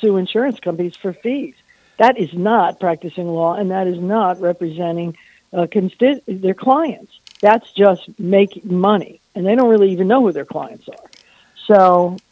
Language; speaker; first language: English; native; English